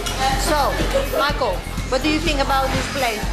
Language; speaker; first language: English; non-native, learner; Spanish